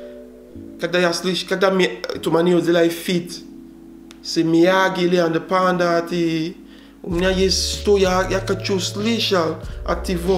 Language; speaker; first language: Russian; non-native, learner; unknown